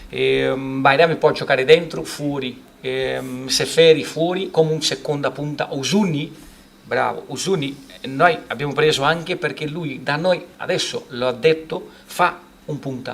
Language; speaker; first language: Italian; non-native, fluent; Portuguese